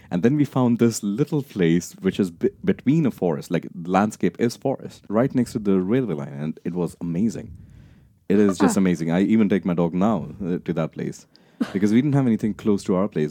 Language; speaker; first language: English; non-native, local second language; Punjabi